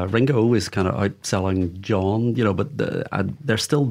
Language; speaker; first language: English; native; English